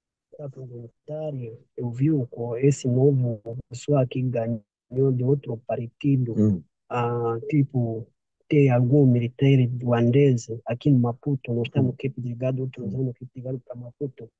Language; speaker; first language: Portuguese; non-native, learner; Kinyarwanda